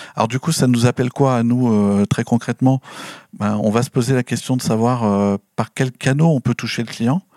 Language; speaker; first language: French; native; French